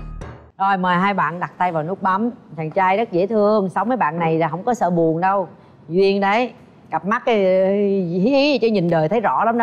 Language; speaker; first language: Vietnamese; native; Vietnamese